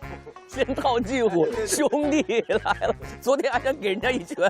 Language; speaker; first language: Chinese; native; Chinese